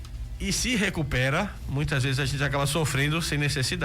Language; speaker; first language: Portuguese; native; Portuguese